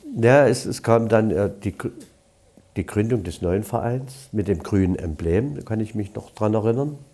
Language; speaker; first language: German; native; German